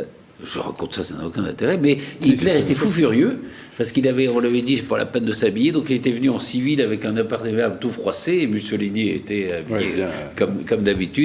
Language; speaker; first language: French; native; French